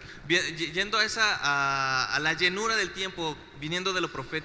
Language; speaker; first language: Spanish; native; Spanish